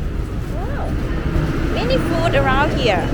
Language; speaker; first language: English; non-native, learner; Thai